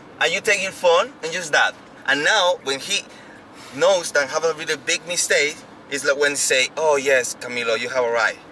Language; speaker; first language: English; non-native, learner; Spanish